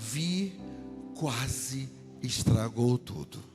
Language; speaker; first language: Portuguese; native; Portuguese